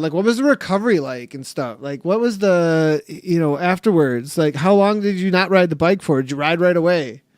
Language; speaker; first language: English; native; English